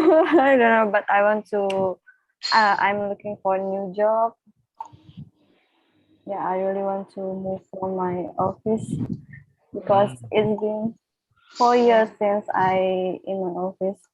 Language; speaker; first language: English; non-native, learner; Indonesian